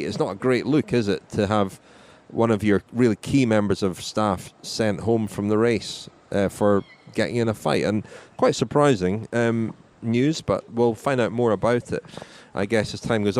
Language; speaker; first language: English; native; English